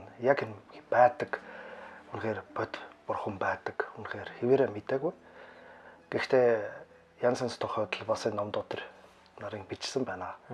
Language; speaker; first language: Mongolian; non-native, fluent; German